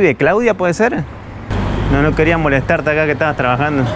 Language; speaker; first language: Spanish; native; Spanish